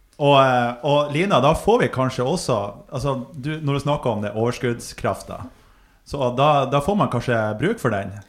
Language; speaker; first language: Norwegian; native; Norwegian